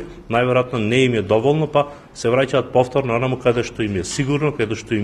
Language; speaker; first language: Macedonian; native; Macedonian